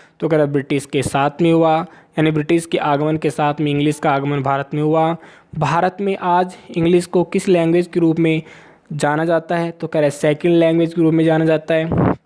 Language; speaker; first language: Hindi; native; Hindi